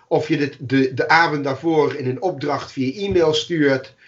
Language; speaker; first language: Dutch; non-native, fluent; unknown